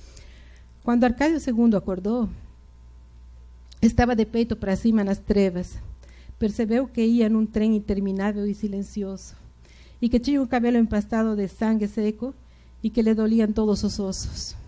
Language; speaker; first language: Portuguese; non-native, fluent; Spanish